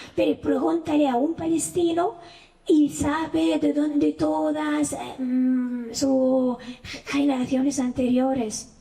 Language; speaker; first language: Spanish; non-native, fluent; Arabic